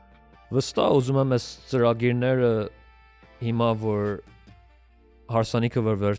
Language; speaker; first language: Armenian; early bilingual, heritage; Armenian